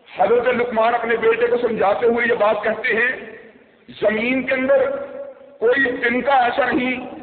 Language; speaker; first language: Urdu; non-native, local second language; Punjabi